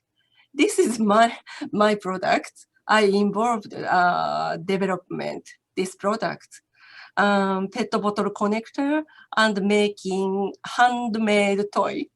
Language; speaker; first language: English; non-native, learner; Japanese